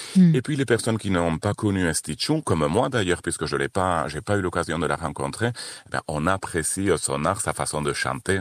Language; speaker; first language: French; native; French